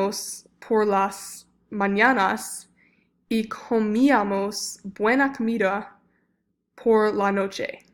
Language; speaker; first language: Spanish; non-native, learner; English